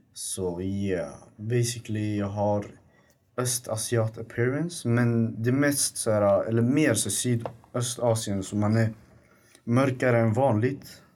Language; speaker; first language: Swedish; early bilingual, other home language; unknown